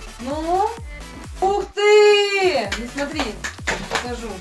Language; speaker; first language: Russian; native; Russian